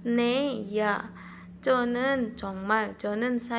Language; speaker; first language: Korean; non-native, fluent; Indonesian